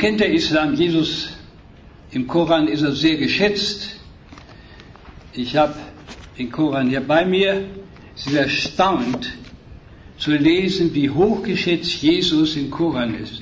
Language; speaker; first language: German; native; German